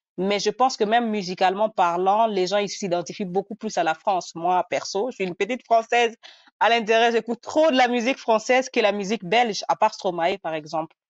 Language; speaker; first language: French; non-native, local second language; Nande